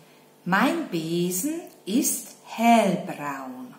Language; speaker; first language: German; non-native, fluent; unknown